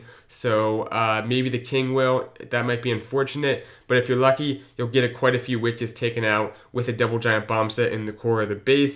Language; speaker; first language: English; native; English